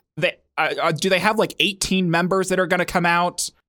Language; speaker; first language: English; native; English